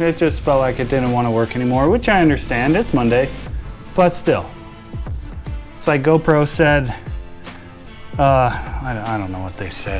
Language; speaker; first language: English; native; English